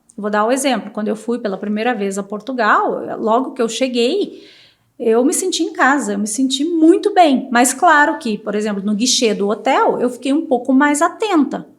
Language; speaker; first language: Portuguese; native; Portuguese